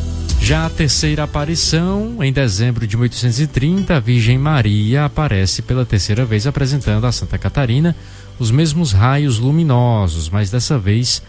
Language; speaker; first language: Portuguese; native; Portuguese